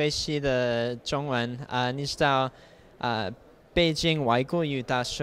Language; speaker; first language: Chinese; non-native, learner; English